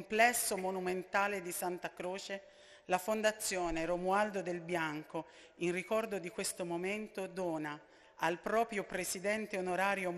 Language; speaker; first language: Italian; native; Italian